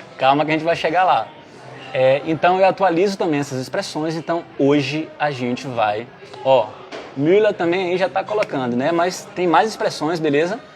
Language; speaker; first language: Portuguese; native; Portuguese